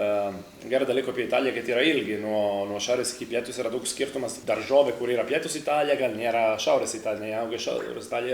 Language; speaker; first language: Lithuanian; non-native, learner; Italian